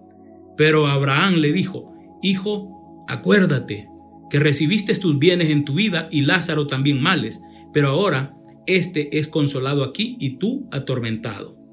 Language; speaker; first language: Spanish; native; Spanish